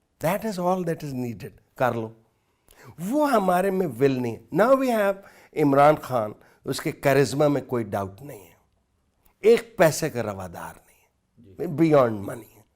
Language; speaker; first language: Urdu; non-native, local second language; Punjabi